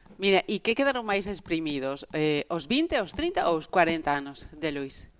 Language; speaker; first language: Galician; native; Galician